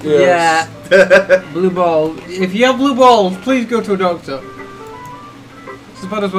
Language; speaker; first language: English; native; English